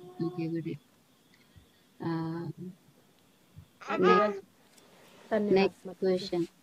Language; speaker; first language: English; non-native, fluent; Nepali